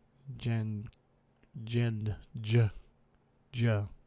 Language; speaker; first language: Polish; non-native, learner; English